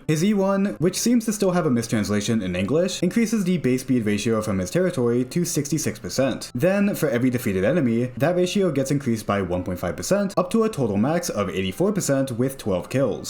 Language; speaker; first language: English; native; English